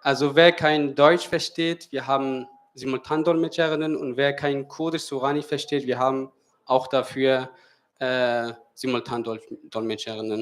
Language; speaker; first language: German; non-native, fluent; Kurdish